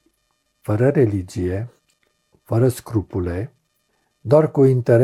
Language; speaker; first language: Romanian; native; Romanian